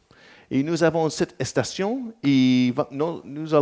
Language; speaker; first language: French; non-native, learner; English